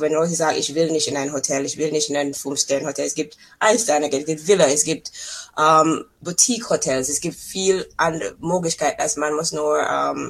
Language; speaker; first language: German; non-native, fluent; English